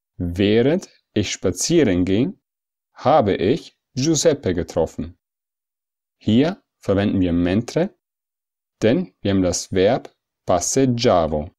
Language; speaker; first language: German; early bilingual, other home language; Italian